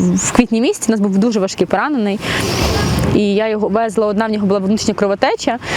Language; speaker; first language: Ukrainian; non-native, local second language; Russian